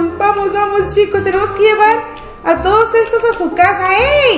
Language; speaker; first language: Spanish; native; Spanish